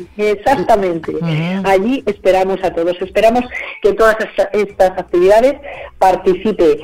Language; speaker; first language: Spanish; native; Spanish